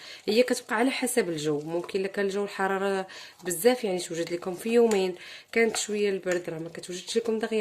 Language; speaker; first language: Arabic; native; Arabic